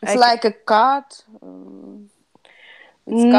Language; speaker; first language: English; non-native, learner; Russian